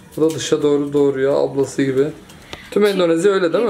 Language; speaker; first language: Turkish; native; Turkish